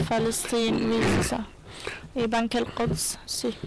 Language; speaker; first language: French; non-native, learner; Arabic